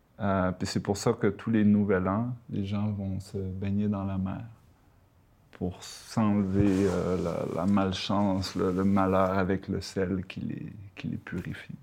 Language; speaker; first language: French; early bilingual, other home language; Spanish